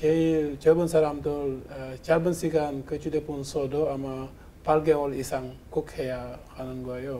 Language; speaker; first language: Korean; non-native, learner; French